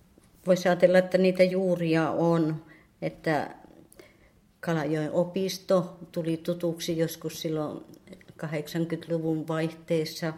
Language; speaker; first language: Finnish; native; Finnish